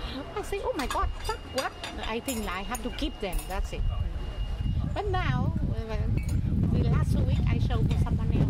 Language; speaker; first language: English; non-native, learner; Vietnamese